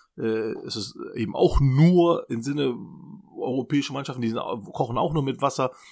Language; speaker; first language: German; early bilingual, other home language; Turkish